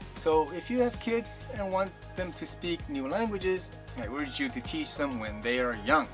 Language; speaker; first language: English; early bilingual, other home language; Chinese